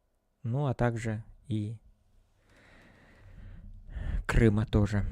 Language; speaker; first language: Russian; native; Russian